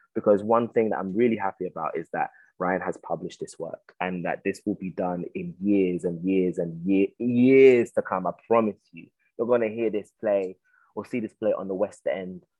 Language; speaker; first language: English; native; English